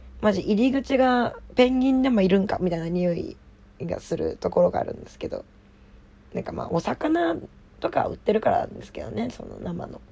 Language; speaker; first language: Japanese; native; Japanese